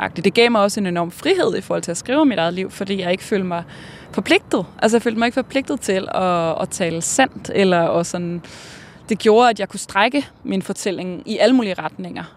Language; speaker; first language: Danish; native; Danish